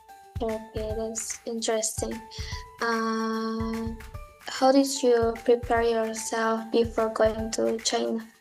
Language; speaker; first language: English; non-native, learner; Indonesian